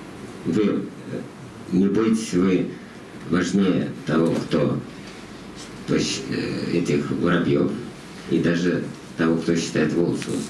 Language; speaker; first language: Russian; native; Russian